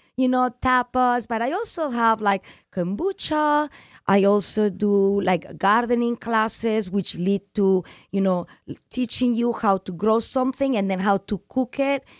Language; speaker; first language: English; non-native, fluent; Spanish